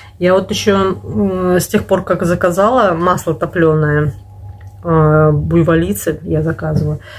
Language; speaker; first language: Russian; native; Russian